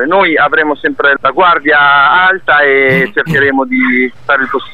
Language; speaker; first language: Italian; native; Italian